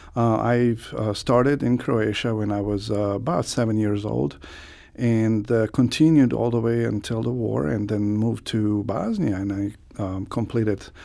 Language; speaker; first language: English; non-native, fluent; Croatian